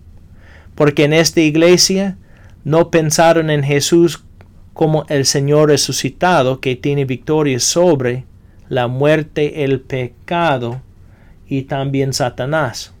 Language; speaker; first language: Spanish; non-native, fluent; English